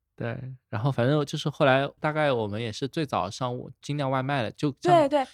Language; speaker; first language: Chinese; native; Chinese